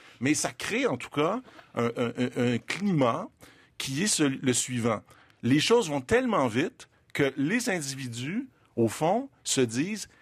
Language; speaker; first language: French; native; French